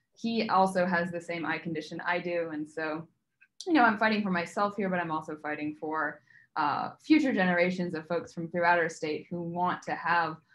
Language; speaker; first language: English; native; English